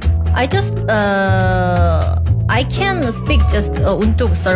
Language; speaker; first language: English; non-native, learner; Korean